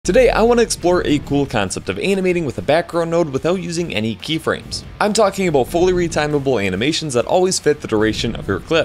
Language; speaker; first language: English; native; English